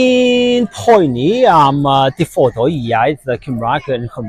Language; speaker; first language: Welsh; non-native, learner; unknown